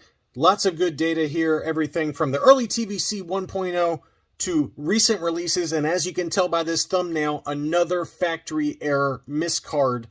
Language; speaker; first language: English; native; English